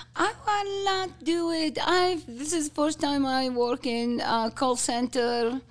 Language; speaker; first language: English; non-native, learner; Arabic